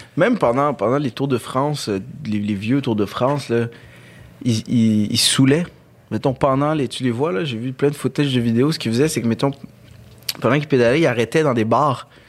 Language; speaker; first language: French; early bilingual, other home language; Arabic